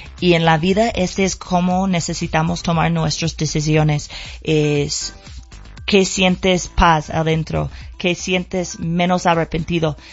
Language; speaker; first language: Spanish; non-native, learner; English